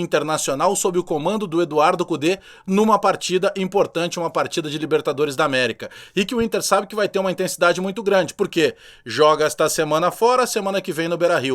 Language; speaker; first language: Portuguese; native; Portuguese